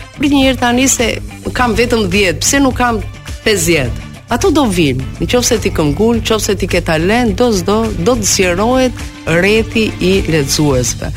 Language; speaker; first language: Albanian; native; Albanian